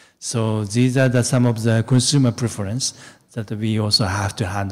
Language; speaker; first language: English; non-native, fluent; Japanese